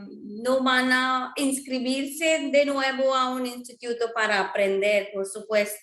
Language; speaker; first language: Spanish; non-native, fluent; Marwari